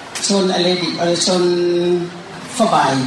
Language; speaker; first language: German; non-native, learner; Thai